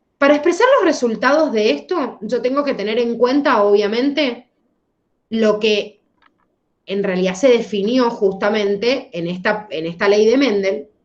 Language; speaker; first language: Spanish; native; Spanish